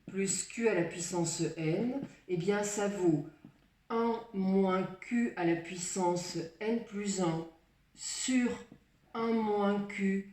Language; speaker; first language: French; native; French